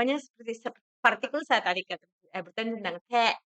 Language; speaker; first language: Indonesian; non-native, fluent; Japanese